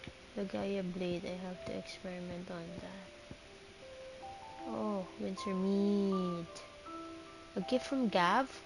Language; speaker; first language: English; non-native, local second language; Filipino